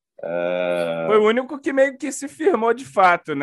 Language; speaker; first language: Portuguese; native; Portuguese